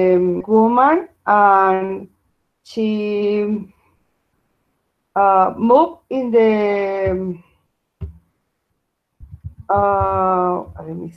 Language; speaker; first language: English; non-native, learner; Spanish